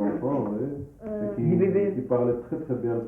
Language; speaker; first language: French; native; French